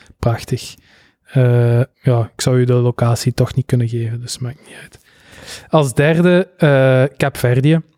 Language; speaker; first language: Dutch; native; Dutch